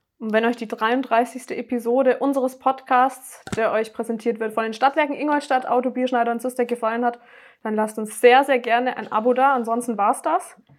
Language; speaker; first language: German; native; German